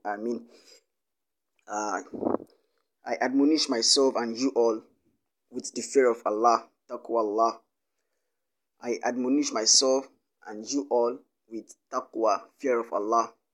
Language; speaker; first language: English; non-native, local second language; Yoruba